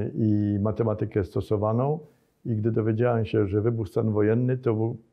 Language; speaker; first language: Polish; native; Polish